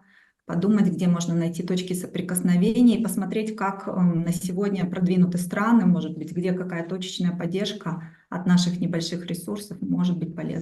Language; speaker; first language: Russian; native; Russian